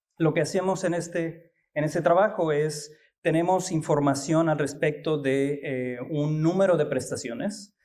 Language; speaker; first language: Spanish; native; Spanish